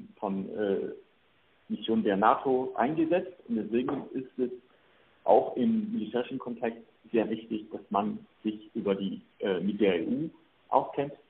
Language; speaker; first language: German; non-native, fluent; French